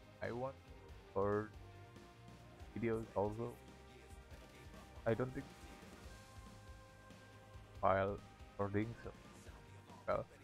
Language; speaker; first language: English; non-native, learner; Indonesian